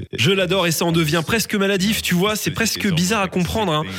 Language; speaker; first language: French; non-native, fluent; English